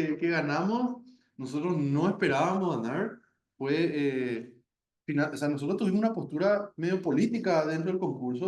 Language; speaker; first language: Spanish; native; Spanish